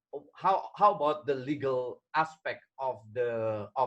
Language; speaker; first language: English; non-native, learner; Indonesian